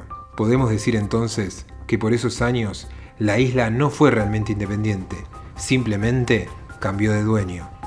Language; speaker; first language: Spanish; native; Spanish